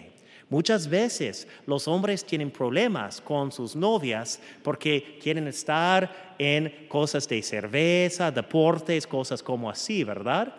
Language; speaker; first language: Spanish; early bilingual, heritage; English